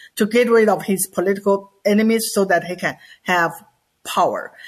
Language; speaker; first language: English; non-native, fluent; Chinese